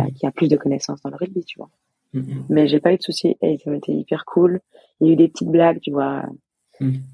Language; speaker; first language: French; native; French